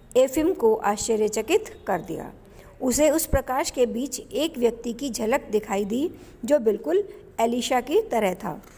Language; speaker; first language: Hindi; native; Hindi